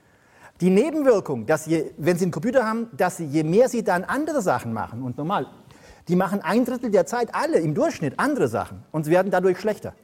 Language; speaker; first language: German; native; German